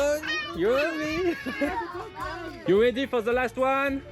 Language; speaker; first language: English; non-native, learner; French